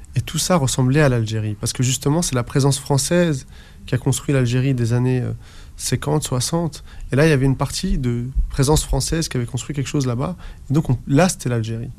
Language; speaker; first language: French; early bilingual, other home language; Arabic